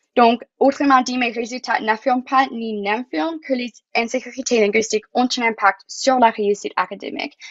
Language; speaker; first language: French; non-native, local second language; English